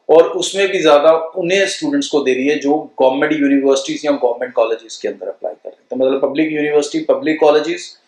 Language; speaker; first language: Hindi; non-native, local second language; Punjabi